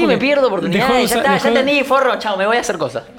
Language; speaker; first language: Spanish; native; Spanish